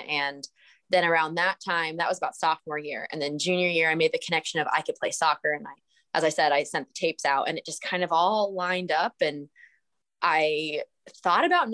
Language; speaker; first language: English; native; English